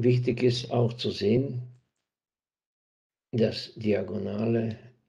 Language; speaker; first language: German; non-native, fluent; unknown